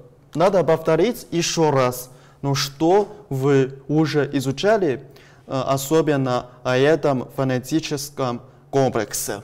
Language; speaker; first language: Russian; non-native, learner; Chinese